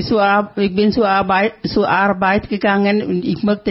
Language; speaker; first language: German; non-native, fluent; Thai